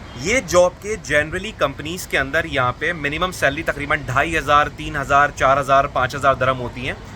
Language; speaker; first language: Urdu; native; Urdu